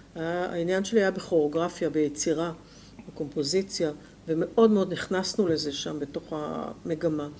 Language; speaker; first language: Hebrew; native; Hebrew